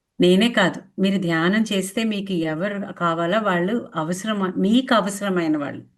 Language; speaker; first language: Telugu; native; Telugu